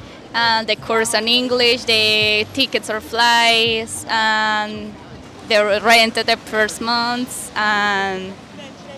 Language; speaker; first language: English; non-native, learner; Spanish